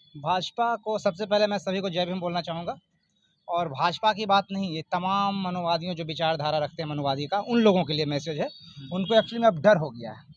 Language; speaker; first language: Hindi; native; Hindi